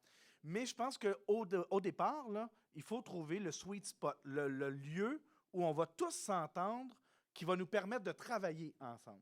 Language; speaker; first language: French; native; French